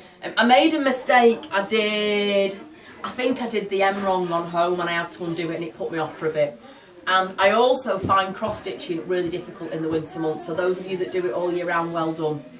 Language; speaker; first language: English; native; English